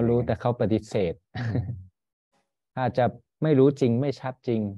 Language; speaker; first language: Thai; native; Thai